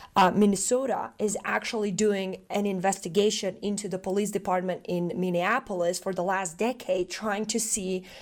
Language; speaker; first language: English; non-native, fluent; Macedonian